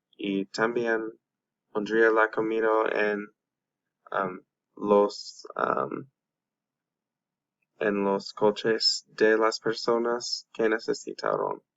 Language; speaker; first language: Spanish; non-native, learner; English